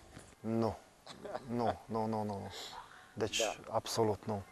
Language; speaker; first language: Romanian; non-native, local second language; Hungarian